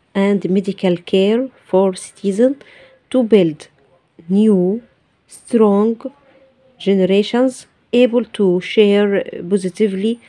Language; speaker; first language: English; non-native, fluent; Arabic